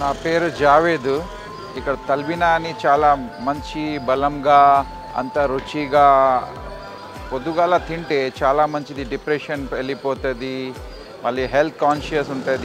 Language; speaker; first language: Telugu; non-native, local second language; Urdu